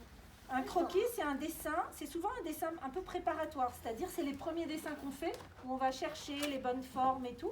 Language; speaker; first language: French; native; French